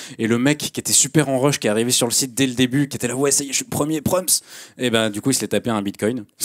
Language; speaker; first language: French; native; French